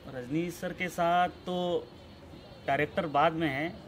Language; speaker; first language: Hindi; non-native, local second language; Bhojpuri